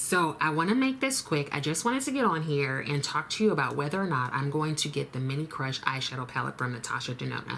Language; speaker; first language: English; native; English